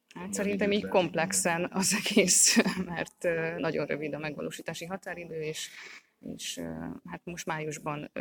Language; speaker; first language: Hungarian; native; Hungarian